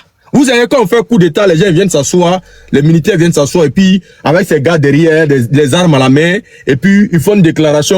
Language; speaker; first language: French; native; French